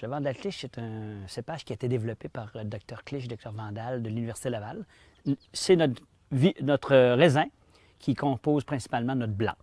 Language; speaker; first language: French; native; French